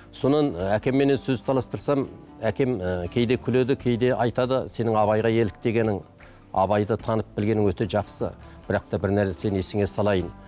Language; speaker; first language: Kazakh; early bilingual, heritage; Kazakh